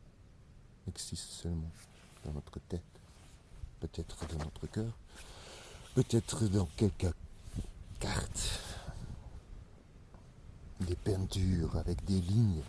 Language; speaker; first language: French; non-native, learner; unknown